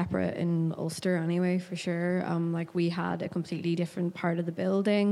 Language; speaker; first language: English; native; English